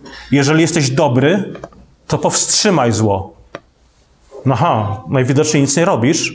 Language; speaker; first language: Polish; native; Polish